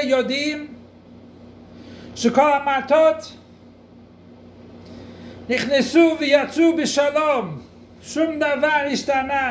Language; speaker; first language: Hebrew; non-native, fluent; English